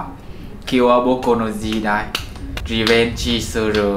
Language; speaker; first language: Japanese; non-native, learner; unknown